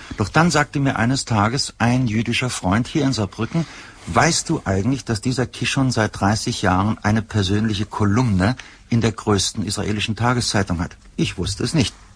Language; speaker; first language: German; native; German